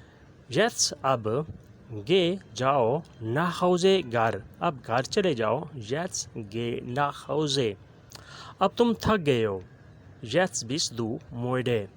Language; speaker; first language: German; non-native, learner; Urdu